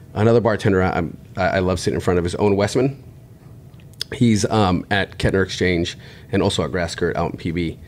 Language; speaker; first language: English; native; English